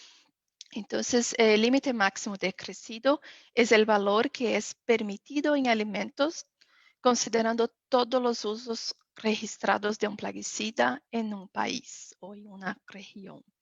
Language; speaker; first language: Spanish; non-native, fluent; Portuguese